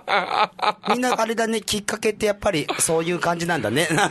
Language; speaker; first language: Japanese; native; Japanese